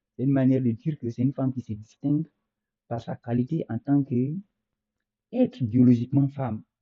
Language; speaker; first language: French; non-native, local second language; Fula